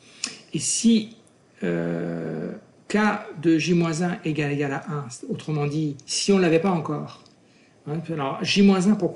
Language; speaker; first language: French; native; French